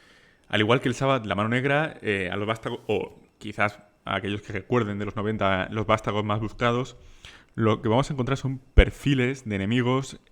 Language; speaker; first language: Spanish; native; Spanish